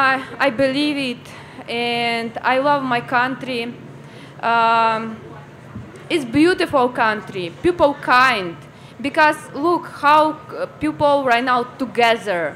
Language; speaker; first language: English; non-native, learner; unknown